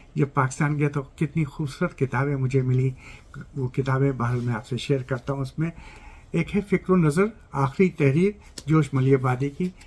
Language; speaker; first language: Urdu; native; Urdu